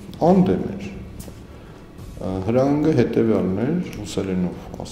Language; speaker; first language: Armenian; native; Armenian